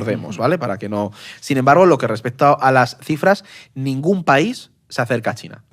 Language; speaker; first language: Spanish; native; Spanish